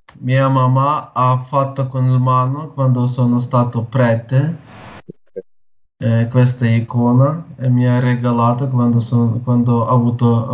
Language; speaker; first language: Italian; non-native, learner; Ukrainian